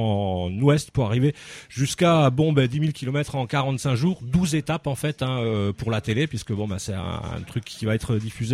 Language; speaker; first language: French; native; French